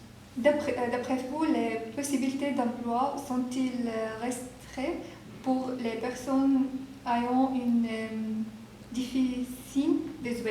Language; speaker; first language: French; non-native, learner; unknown